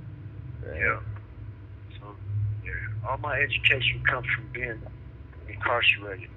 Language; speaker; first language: English; native; English